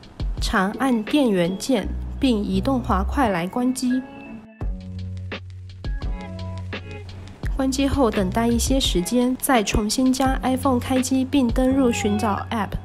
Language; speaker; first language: Chinese; native; Chinese